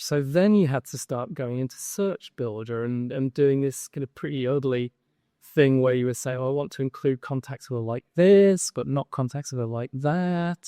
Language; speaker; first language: English; native; English